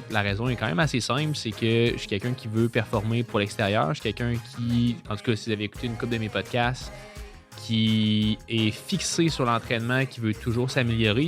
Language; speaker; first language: French; native; French